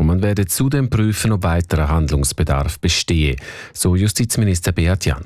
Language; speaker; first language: German; native; German